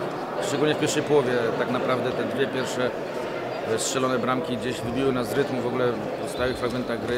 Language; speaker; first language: Polish; native; Polish